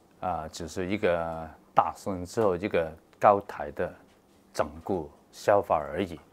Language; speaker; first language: Chinese; non-native, local second language; Cantonese